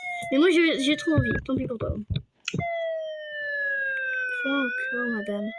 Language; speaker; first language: French; native; French